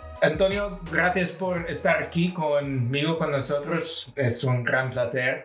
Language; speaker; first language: Spanish; non-native, fluent; English